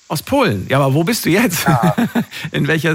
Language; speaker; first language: German; native; German